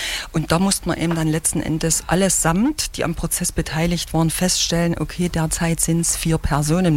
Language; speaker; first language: German; native; German